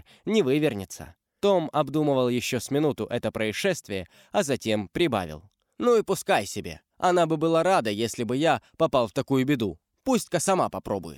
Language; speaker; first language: Russian; native; Russian